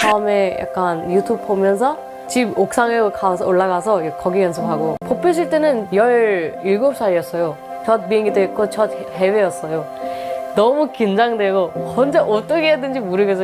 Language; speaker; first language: Korean; non-native, fluent; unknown